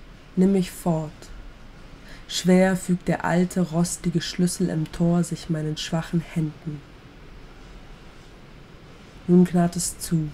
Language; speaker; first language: German; native; German